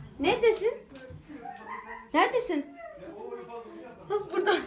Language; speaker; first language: Turkish; native; Turkish